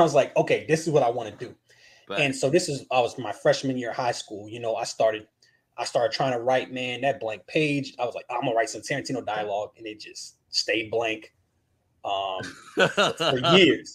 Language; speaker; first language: English; native; English